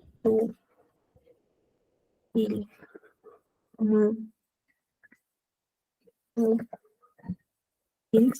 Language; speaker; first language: French; non-native, fluent; Spanish